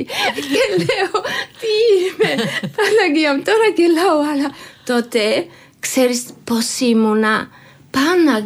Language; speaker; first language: Greek; non-native, learner; Georgian